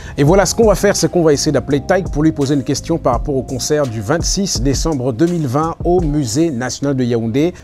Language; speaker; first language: French; native; French